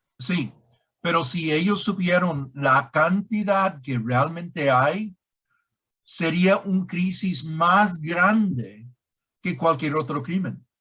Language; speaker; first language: Spanish; non-native, learner; English